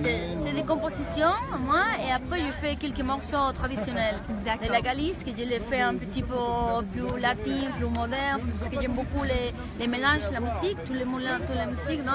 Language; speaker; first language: French; non-native, learner; Galician